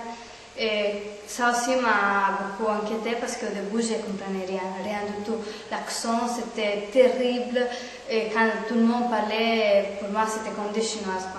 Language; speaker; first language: French; non-native, fluent; Italian